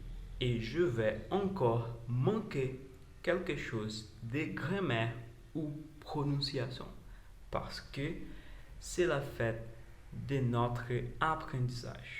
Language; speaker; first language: French; non-native, learner; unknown